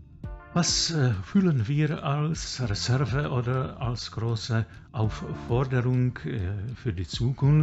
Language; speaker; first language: German; non-native, fluent; Czech